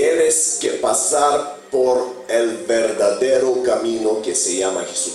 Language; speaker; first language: Spanish; non-native, fluent; Bulgarian